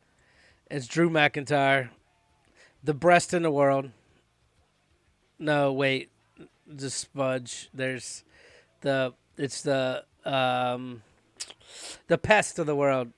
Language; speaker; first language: English; native; English